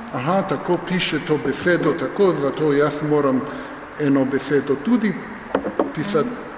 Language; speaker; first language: Slovenian; non-native, fluent; English